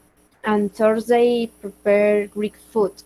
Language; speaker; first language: English; non-native, learner; Spanish